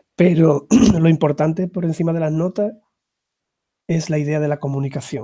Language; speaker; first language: Spanish; native; Spanish